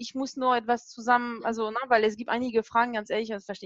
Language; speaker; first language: German; non-native, fluent; French